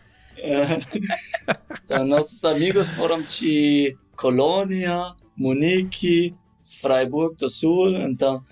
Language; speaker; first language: Portuguese; non-native, learner; German